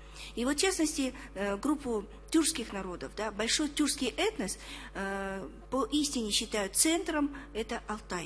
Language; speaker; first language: Russian; native; Russian